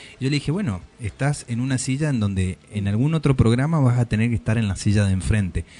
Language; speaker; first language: Spanish; native; Spanish